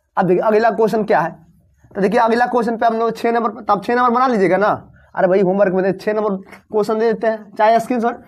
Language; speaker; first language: Hindi; native; Hindi